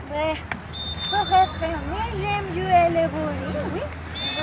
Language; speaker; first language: French; non-native, learner; Spanish